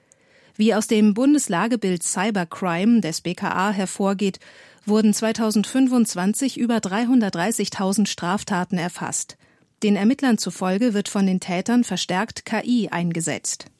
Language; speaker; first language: German; native; German